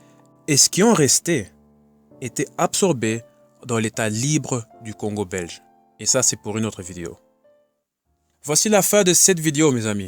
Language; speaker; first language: French; native; French